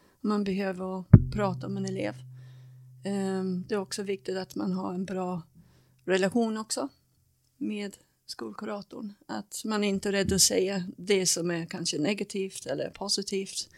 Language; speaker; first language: Swedish; non-native, fluent; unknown